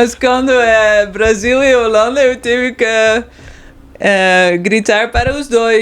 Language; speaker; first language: Portuguese; non-native, fluent; Dutch